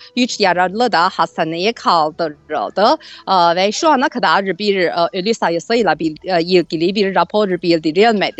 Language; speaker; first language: Turkish; non-native, fluent; Chinese